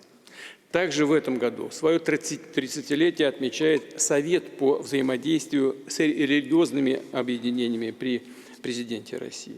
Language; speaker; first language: Russian; native; Russian